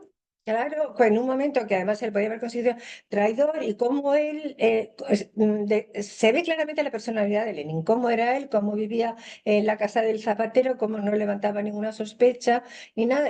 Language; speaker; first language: Spanish; native; Spanish